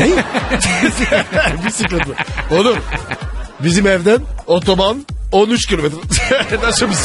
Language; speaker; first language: Turkish; non-native, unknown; French